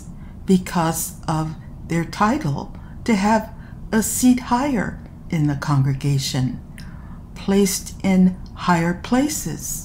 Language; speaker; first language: English; native; English